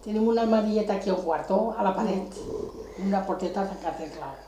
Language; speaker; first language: Spanish; non-native, local second language; Catalan